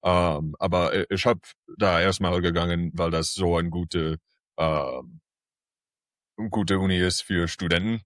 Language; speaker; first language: German; early bilingual, heritage; English